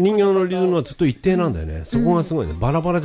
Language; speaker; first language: Japanese; native; Japanese